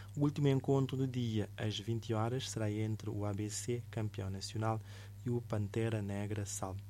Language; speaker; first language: Portuguese; non-native, local second language; Kabuverdianu